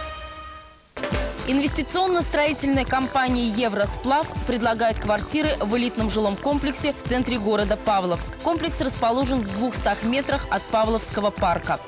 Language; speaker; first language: Russian; native; Russian